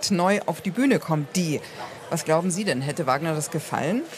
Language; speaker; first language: German; native; German